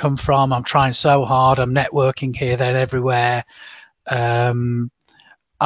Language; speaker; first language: English; native; English